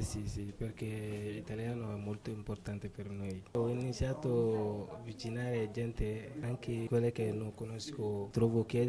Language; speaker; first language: Italian; non-native, learner; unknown